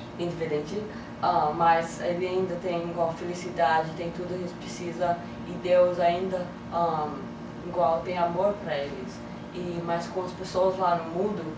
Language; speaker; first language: Portuguese; early bilingual, heritage; English